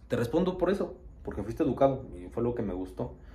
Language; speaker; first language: Spanish; native; Spanish